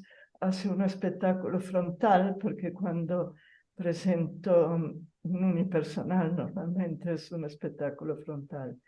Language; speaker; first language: Spanish; non-native, fluent; Italian